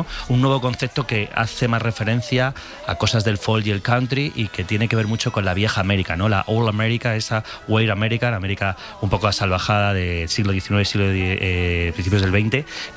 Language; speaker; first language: Spanish; native; Spanish